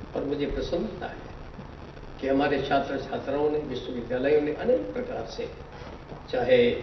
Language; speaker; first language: Hindi; native; Hindi